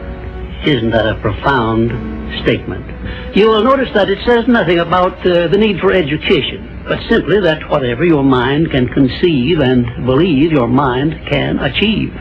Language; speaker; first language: English; native; English